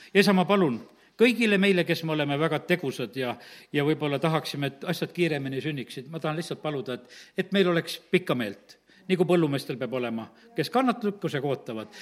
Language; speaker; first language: Estonian; native; Estonian